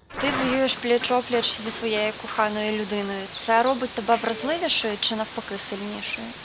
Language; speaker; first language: Ukrainian; native; Ukrainian